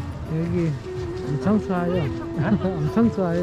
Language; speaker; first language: Korean; non-native, learner; Lao